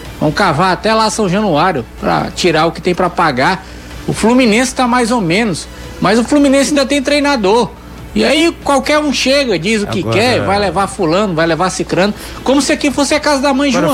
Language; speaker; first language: Portuguese; native; Portuguese